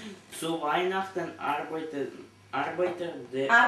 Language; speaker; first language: German; non-native, learner; Russian